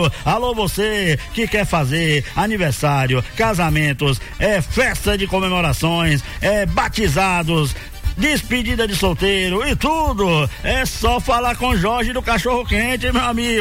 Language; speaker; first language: Portuguese; native; Portuguese